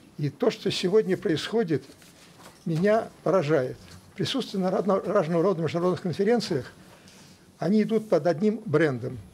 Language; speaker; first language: Russian; native; Russian